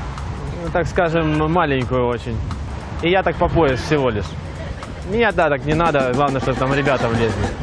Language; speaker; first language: Russian; native; Russian